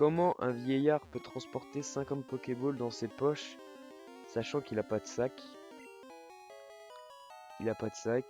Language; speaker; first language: French; native; French